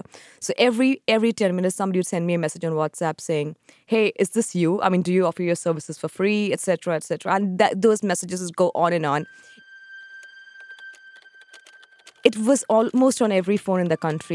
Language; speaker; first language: English; non-native, local second language; Urdu